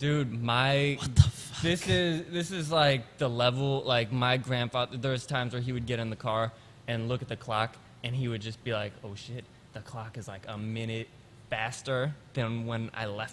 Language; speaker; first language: English; early bilingual, other home language; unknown